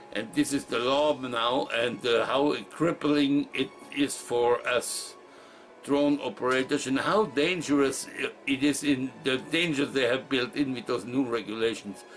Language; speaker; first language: English; non-native, fluent; German